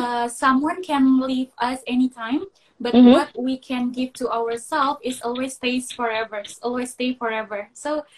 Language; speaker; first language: English; non-native, local second language; Indonesian